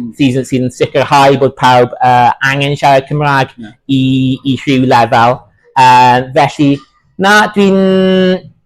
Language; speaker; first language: Welsh; non-native, local second language; English